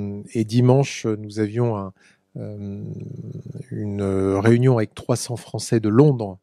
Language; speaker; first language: French; native; French